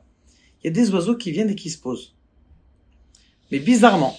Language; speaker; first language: French; native; French